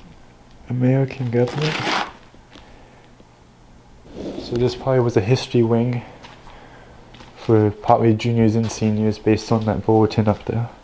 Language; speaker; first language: English; native; English